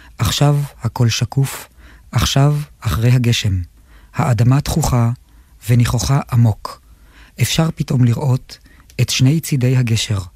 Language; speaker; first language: Hebrew; native; Hebrew